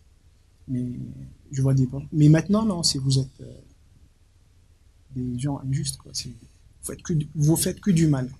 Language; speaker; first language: French; non-native, local second language; Arabic